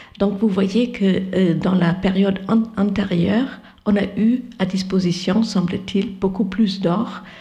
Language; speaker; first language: French; non-native, fluent; German